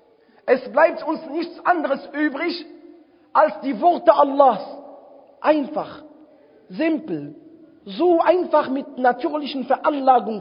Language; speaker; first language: German; non-native, fluent; Arabic